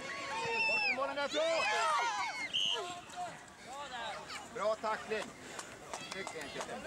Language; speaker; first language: Swedish; native; Swedish